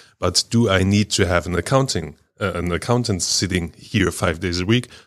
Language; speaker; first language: English; non-native, fluent; German